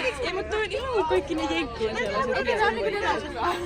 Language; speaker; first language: Finnish; native; Finnish